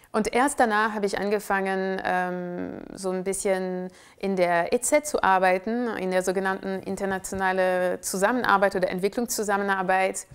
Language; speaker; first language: German; non-native, fluent; French